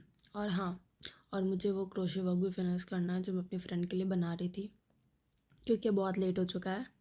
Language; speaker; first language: Hindi; native; Hindi